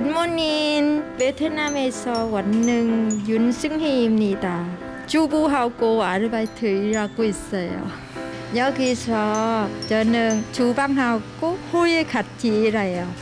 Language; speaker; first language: Korean; non-native, learner; Vietnamese